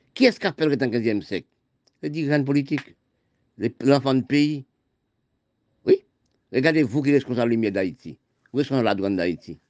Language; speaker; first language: French; non-native, local second language; Haitian Creole